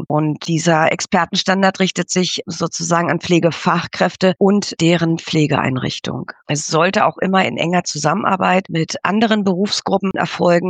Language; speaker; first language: German; native; German